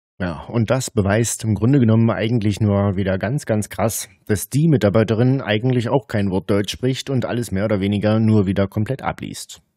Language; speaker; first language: German; native; German